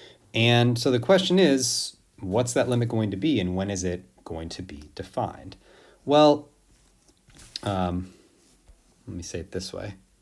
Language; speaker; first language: English; native; English